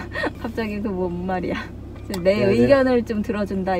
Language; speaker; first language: Korean; native; Korean